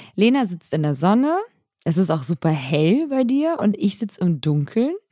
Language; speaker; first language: German; early bilingual, other home language; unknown